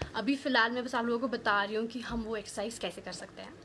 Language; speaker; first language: Hindi; native; Hindi